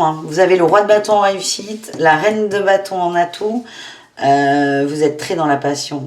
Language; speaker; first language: French; native; French